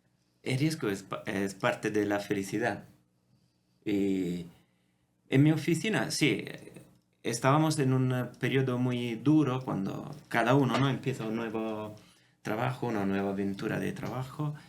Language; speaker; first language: Spanish; non-native, fluent; Italian